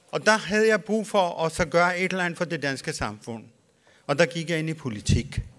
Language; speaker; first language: Danish; non-native, fluent; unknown